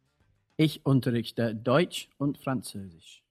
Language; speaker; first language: German; non-native, fluent; English